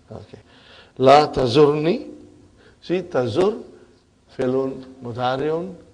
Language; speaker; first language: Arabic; non-native, fluent; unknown